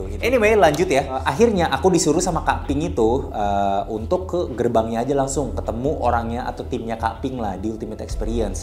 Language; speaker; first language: Indonesian; native; Indonesian